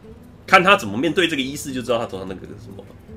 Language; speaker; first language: Chinese; native; Chinese